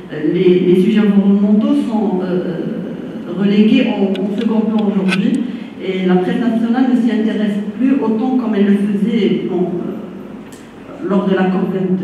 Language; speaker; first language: French; non-native, local second language; Arabic